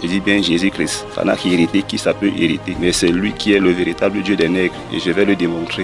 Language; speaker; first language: French; non-native, local second language; Kongo